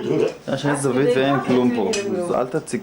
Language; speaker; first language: Hebrew; native; Hebrew